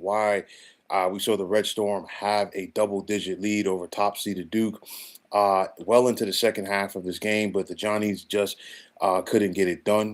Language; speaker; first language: English; native; English